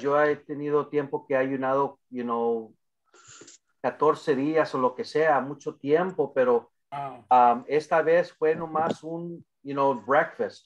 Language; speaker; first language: Spanish; early bilingual, other home language; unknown